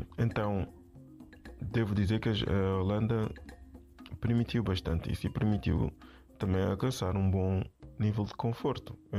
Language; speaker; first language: Portuguese; native; Portuguese